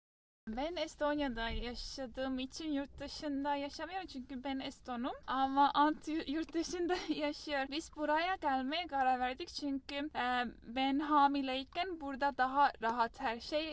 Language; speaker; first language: Turkish; non-native, fluent; Estonian